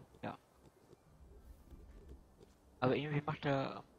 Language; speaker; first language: German; native; German